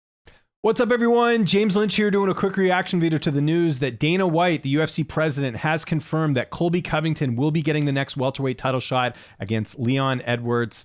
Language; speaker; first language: English; native; English